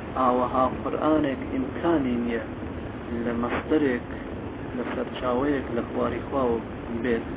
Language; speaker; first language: Central Kurdish; non-native, local second language; Gurani